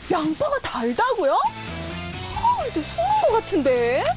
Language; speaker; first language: Korean; native; Korean